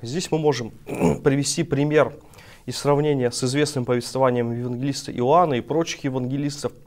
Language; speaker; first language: Russian; native; Russian